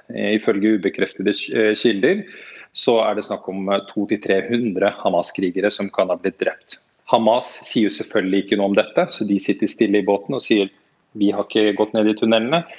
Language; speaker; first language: Norwegian; native; Norwegian